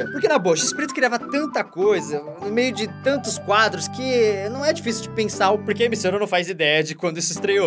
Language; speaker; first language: Portuguese; native; Portuguese